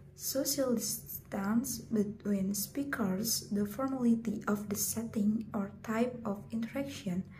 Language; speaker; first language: English; non-native, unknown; Indonesian